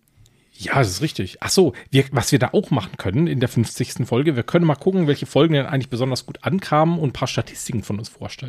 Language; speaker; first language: German; native; German